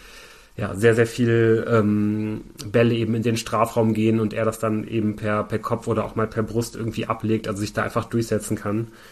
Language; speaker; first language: German; native; German